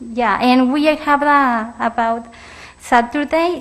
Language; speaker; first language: English; non-native, learner; Spanish